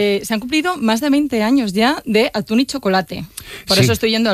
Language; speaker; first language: Spanish; native; Spanish